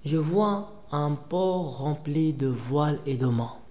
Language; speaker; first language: French; non-native, local second language; Arabic